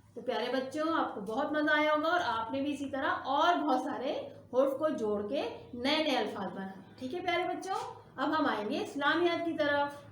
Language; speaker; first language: Hindi; non-native, local second language; Punjabi